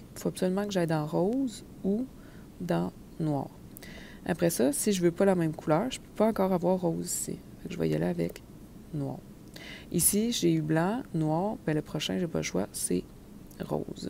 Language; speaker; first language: French; native; French